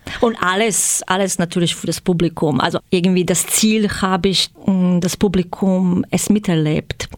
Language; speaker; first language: German; non-native, fluent; Croatian